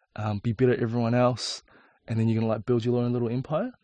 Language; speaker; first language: English; native; English